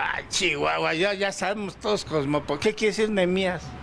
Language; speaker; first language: Spanish; native; Spanish